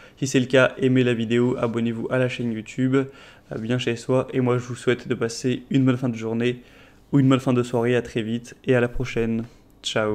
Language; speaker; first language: French; native; French